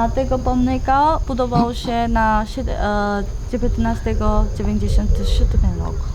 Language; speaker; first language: Polish; non-native, learner; Korean